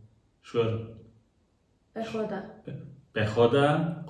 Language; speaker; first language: Persian; non-native, learner; German